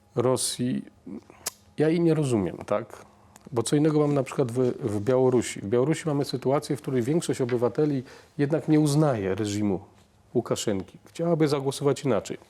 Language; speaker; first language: Polish; native; Polish